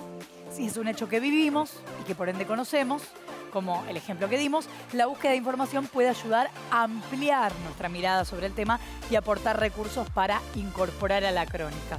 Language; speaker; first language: Spanish; native; Spanish